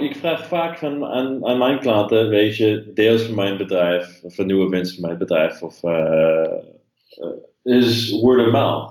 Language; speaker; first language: Dutch; non-native, fluent; English